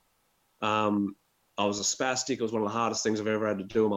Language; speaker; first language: English; native; English